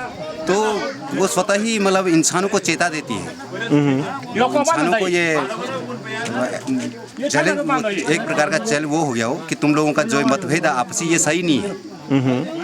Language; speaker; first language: Hindi; native; Hindi